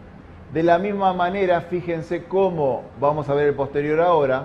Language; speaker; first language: Spanish; native; Spanish